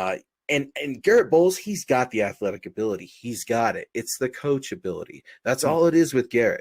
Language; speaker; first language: English; native; English